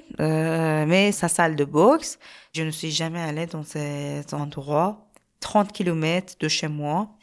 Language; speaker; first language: French; non-native, learner; Persian